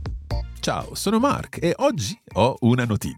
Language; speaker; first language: Italian; non-native, fluent; English